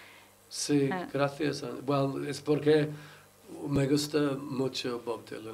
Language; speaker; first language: Spanish; non-native, learner; English